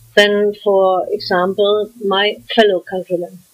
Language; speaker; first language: English; non-native, fluent; German